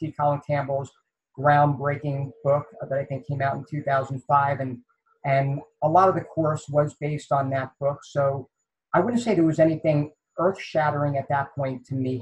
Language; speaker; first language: English; native; English